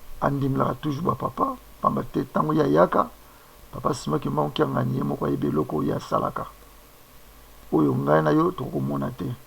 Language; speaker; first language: Lingala; non-native, local second language; Kongo